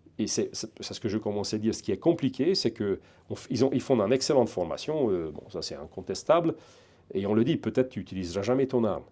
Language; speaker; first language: French; non-native, fluent; Hungarian